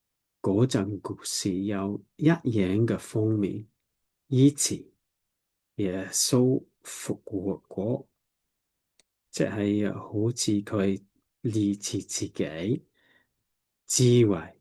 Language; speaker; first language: Cantonese; non-native, learner; English